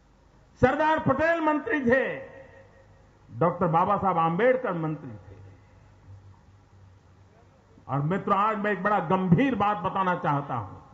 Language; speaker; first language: Hindi; non-native, local second language; Gujarati